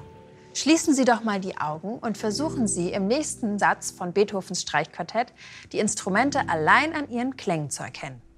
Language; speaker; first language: German; native; German